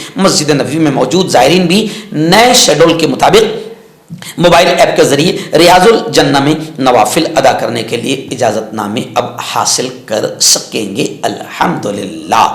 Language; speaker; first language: Urdu; native; Urdu